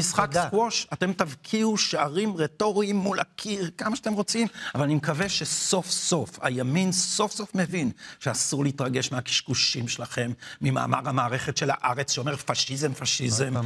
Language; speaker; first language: Hebrew; native; Hebrew